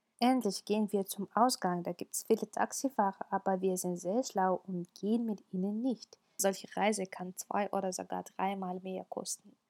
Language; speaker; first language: German; non-native, fluent; Russian